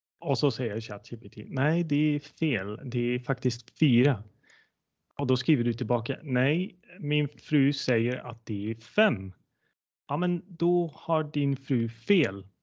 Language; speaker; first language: Swedish; non-native, fluent; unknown